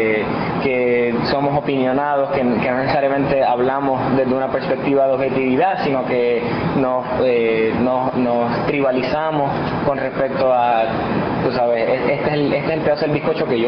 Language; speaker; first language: Spanish; native; Spanish